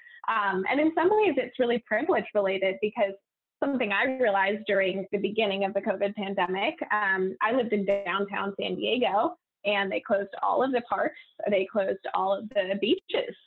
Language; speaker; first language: English; native; English